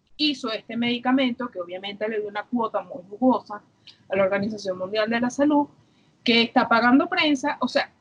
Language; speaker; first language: Spanish; native; Spanish